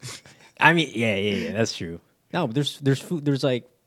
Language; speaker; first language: English; early bilingual, other home language; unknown